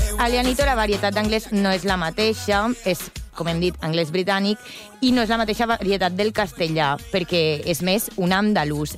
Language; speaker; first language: Catalan; native; Catalan